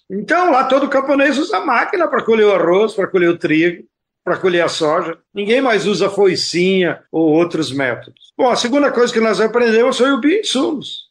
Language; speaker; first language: Portuguese; native; Portuguese